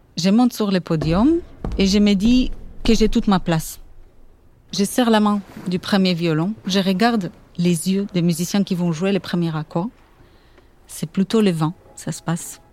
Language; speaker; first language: French; non-native, fluent; Portuguese